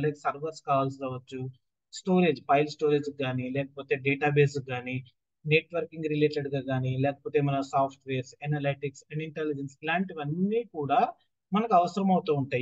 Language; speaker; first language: Telugu; native; Telugu